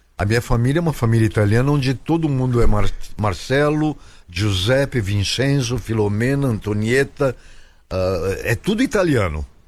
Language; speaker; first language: Portuguese; native; Portuguese